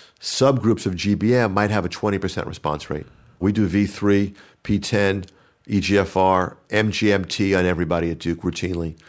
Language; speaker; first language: English; native; English